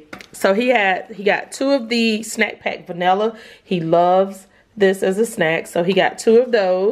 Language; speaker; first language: English; native; English